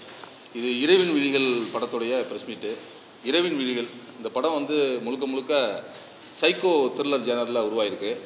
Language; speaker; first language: Tamil; native; Tamil